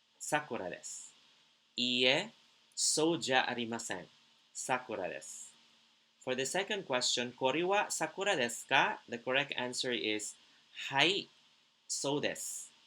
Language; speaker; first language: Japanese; non-native, fluent; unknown